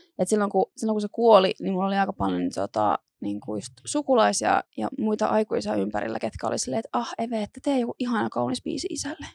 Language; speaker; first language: Finnish; native; Finnish